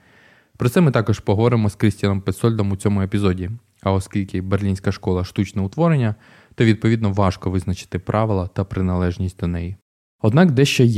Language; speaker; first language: Ukrainian; native; Ukrainian